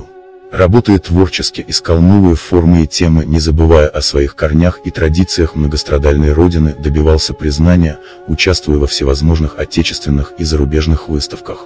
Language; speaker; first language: Russian; native; Russian